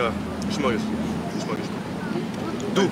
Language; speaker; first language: German; non-native, learner; French